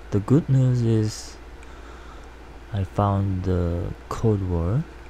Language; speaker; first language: English; non-native, learner; Korean